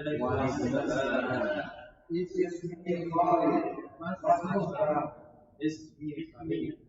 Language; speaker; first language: Arabic; non-native, fluent; Indonesian